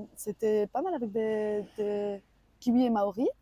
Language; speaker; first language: French; native; French